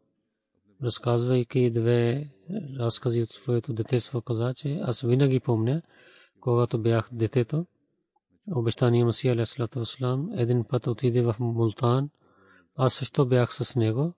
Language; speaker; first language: Bulgarian; non-native, learner; Urdu